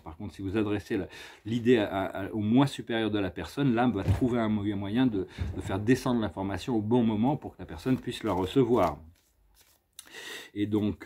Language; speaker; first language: French; native; French